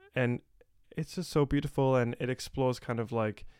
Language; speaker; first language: English; native; English